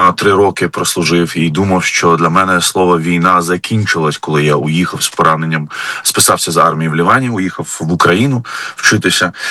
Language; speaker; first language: Ukrainian; non-native, fluent; Arabic